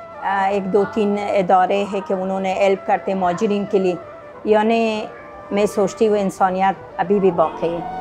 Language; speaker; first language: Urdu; non-native, fluent; Persian